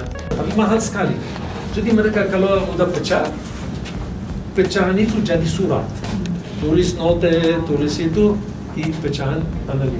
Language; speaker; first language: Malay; non-native, fluent; Hebrew